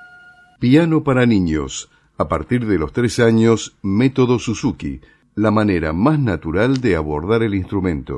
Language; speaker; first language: Spanish; native; Spanish